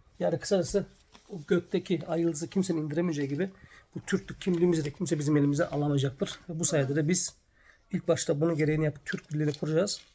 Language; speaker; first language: Turkish; native; Turkish